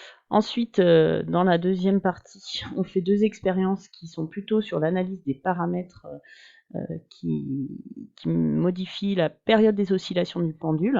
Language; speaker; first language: French; native; French